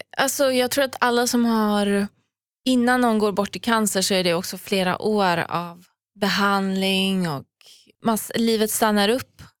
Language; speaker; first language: Swedish; early bilingual, other home language; Persian